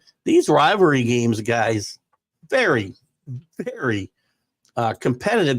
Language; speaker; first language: English; native; English